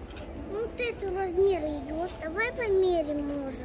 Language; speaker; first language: Russian; early bilingual, other home language; Tajik